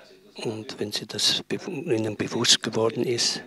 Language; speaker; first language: German; non-native, learner; Tibetan